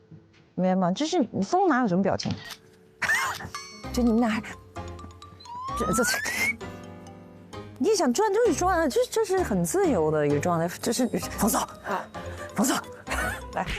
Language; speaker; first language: Chinese; native; Chinese